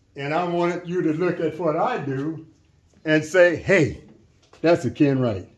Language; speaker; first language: English; native; English